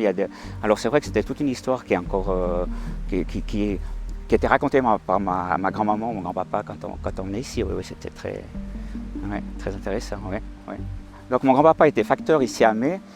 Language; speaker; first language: French; native; French